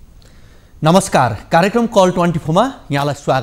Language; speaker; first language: Nepali; native; Nepali